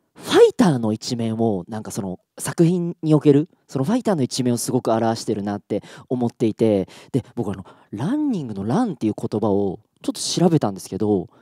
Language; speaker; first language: Japanese; native; Japanese